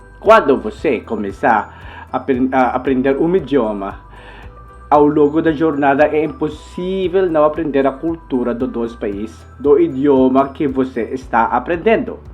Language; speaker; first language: Portuguese; non-native, learner; Filipino